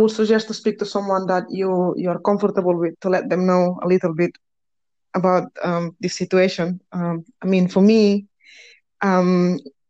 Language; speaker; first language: English; non-native, fluent; Spanish